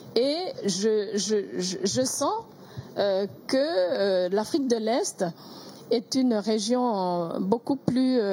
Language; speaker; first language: French; non-native, local second language; Kinyarwanda